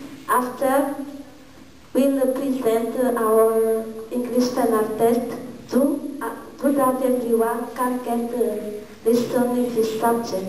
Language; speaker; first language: English; non-native, learner; Malagasy